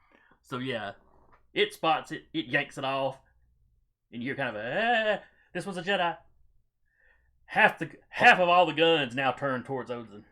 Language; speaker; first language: English; native; English